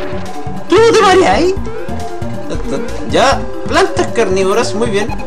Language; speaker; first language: Spanish; native; Spanish